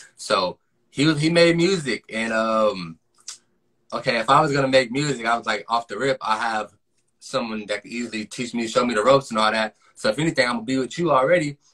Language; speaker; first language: English; native; English